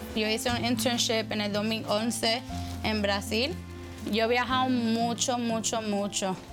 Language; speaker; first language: Spanish; early bilingual, heritage; Spanish